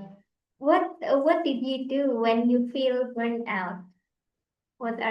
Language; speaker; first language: English; non-native, fluent; Indonesian